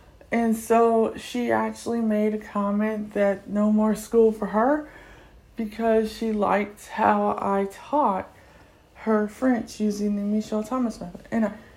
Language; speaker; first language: English; native; English